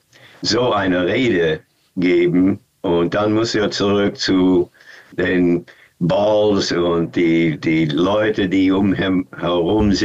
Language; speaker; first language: German; non-native, fluent; English